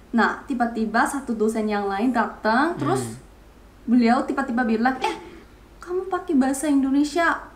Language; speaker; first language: Indonesian; non-native, fluent; Korean